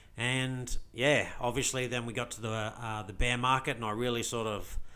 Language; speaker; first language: English; native; English